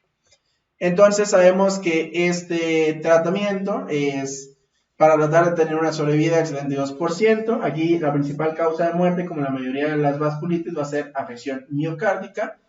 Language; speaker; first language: Spanish; native; Spanish